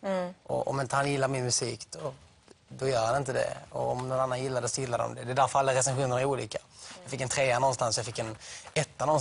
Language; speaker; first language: Swedish; native; Swedish